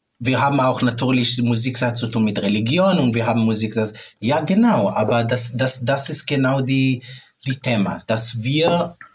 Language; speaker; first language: German; non-native, fluent; Hebrew